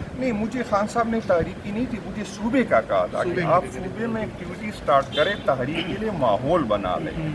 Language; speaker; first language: Urdu; non-native, local second language; Pashto